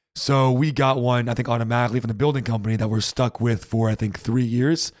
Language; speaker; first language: English; native; English